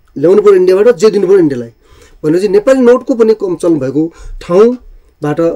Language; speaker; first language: Nepali; native; Nepali